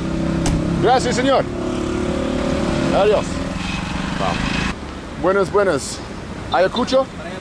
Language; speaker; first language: Spanish; non-native, learner; English